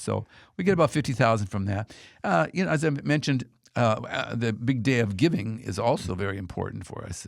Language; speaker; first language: English; native; English